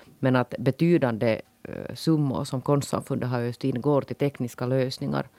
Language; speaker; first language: Swedish; native; Swedish